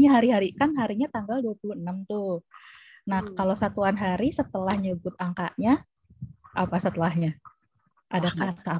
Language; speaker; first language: Indonesian; native; Indonesian